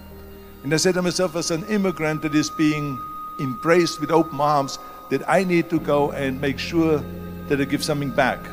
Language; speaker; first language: English; non-native, fluent; German